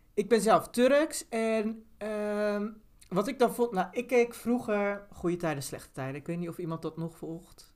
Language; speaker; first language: Dutch; early bilingual, other home language; Turkish